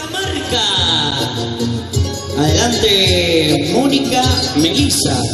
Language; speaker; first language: Spanish; native; Spanish